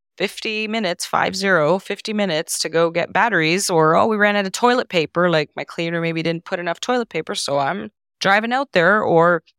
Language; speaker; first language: English; non-native, fluent; Serbian